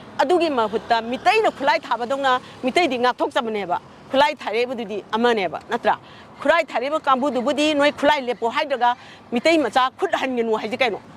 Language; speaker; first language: Manipuri; native; Manipuri